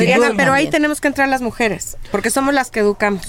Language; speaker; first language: Spanish; native; Spanish